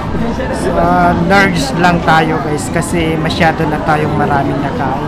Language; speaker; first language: Filipino; native; Filipino